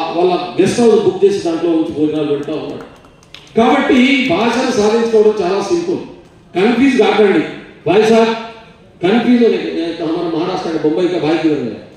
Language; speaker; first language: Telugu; non-native, local second language; Lambadi